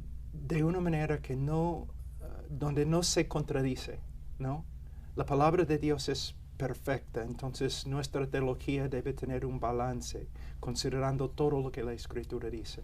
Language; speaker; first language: Spanish; non-native, fluent; English